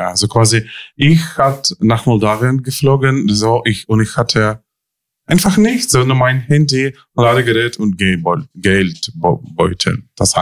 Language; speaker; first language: German; non-native, learner; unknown